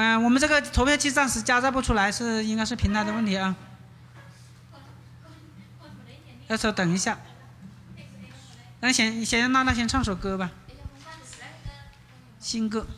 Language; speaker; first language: Chinese; native; Chinese